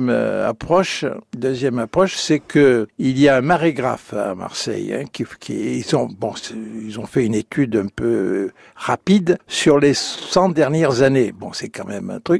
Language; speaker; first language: French; native; French